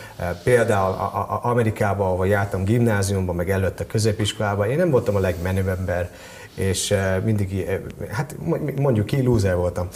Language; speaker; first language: Hungarian; early bilingual, heritage; Hungarian